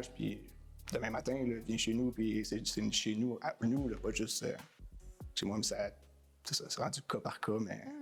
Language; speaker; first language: French; native; French